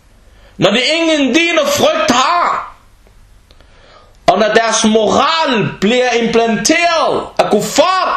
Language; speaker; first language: Danish; early bilingual, other home language; Arabic